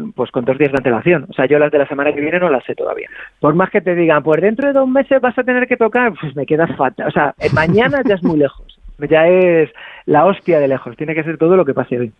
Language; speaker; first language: Spanish; native; Spanish